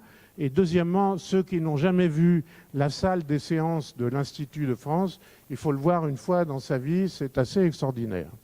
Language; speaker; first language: French; native; French